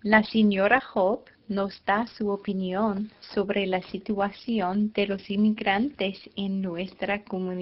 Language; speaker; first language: Spanish; non-native, fluent; English